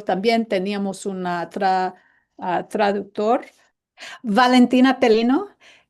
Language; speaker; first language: Spanish; non-native, fluent; English